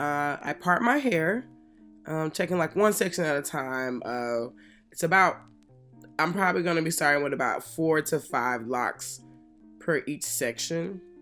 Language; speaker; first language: English; native; English